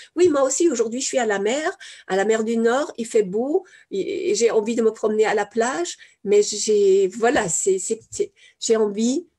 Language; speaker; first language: French; non-native, fluent; German